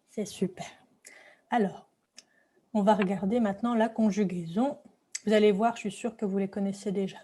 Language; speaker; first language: French; native; French